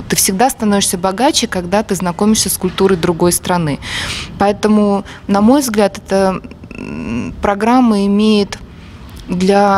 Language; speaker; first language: Russian; native; Russian